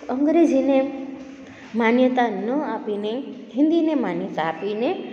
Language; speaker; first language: Hindi; non-native, local second language; Gujarati